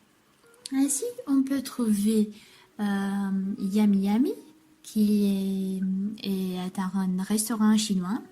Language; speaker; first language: French; non-native, learner; Romanian